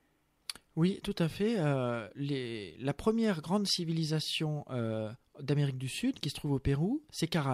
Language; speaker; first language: French; native; French